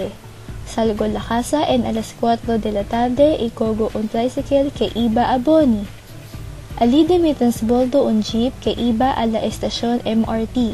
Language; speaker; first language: Spanish; non-native, learner; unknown